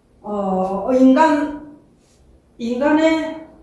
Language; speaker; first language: Korean; native; Korean